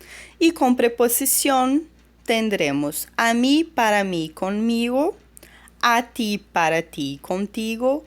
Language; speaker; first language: Spanish; non-native, fluent; Portuguese